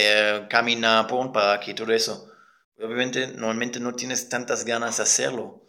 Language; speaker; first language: Spanish; non-native, fluent; German